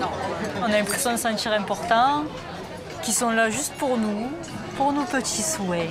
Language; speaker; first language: French; non-native, learner; Spanish